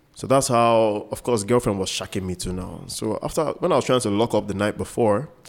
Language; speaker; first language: English; non-native, local second language; Yoruba